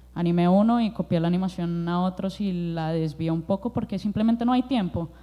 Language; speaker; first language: Spanish; native; Spanish